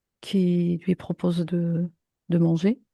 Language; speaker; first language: French; native; French